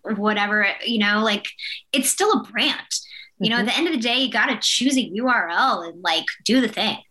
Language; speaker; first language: English; native; English